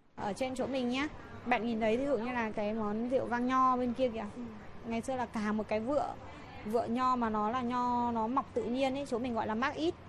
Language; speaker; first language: Vietnamese; non-native, local second language; Tày